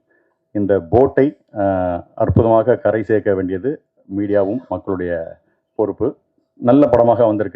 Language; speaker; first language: Tamil; native; Tamil